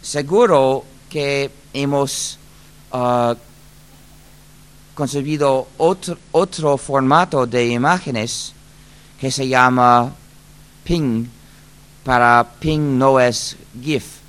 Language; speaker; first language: Spanish; non-native, fluent; English